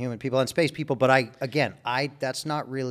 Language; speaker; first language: English; native; English